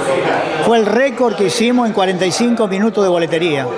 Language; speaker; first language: Spanish; native; Spanish